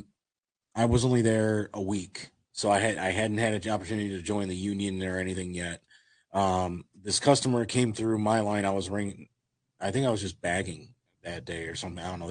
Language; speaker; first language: English; native; English